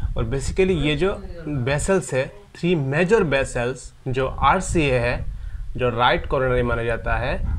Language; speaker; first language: Hindi; non-native, local second language; Bangla